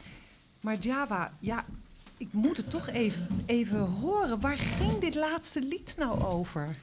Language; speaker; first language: Dutch; native; Dutch